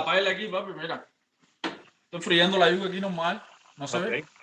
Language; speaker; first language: Spanish; native; Spanish